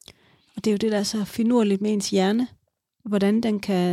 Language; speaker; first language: Danish; native; Danish